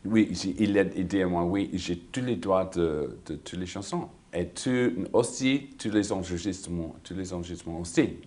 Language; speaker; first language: French; non-native, learner; English